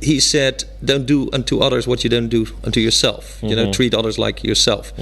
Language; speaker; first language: English; non-native, fluent; Dutch